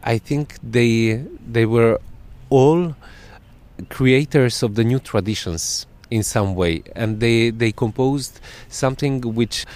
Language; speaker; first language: English; non-native, fluent; Serbian